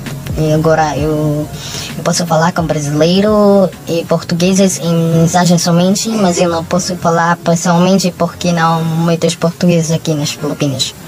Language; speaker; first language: Portuguese; non-native, learner; Filipino